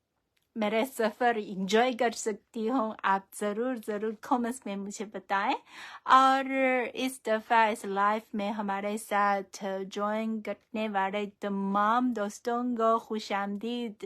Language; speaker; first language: Hindi; non-native, fluent; Chinese